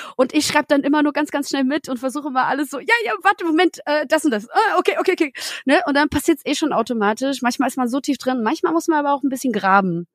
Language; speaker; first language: German; early bilingual, other home language; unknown